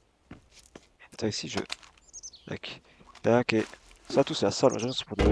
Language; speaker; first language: French; native; French